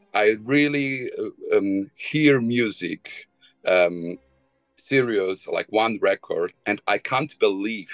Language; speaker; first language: English; non-native, fluent; Bosnian